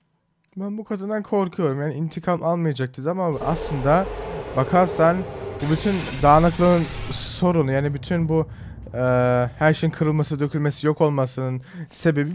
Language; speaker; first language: Turkish; early bilingual, heritage; Turkish